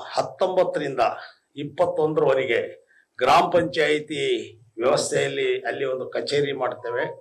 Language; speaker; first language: Kannada; non-native, local second language; Lambadi